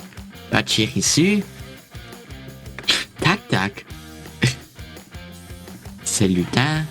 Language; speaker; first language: French; non-native, learner; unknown